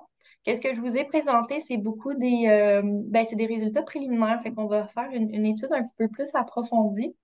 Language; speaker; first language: French; native; French